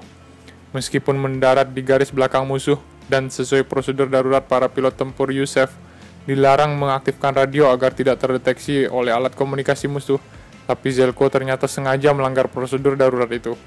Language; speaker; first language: Indonesian; native; Indonesian